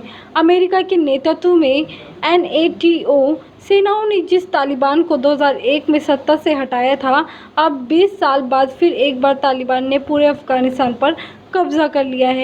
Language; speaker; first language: Hindi; native; Hindi